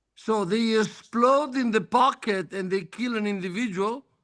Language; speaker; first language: English; non-native, fluent; Italian